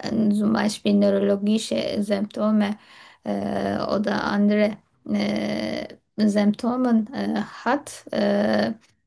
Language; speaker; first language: German; non-native, learner; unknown